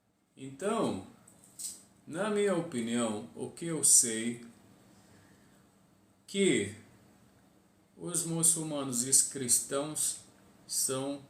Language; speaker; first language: Portuguese; non-native, fluent; Arabic